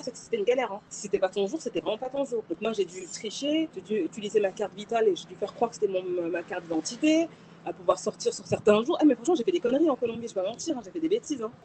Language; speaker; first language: French; native; French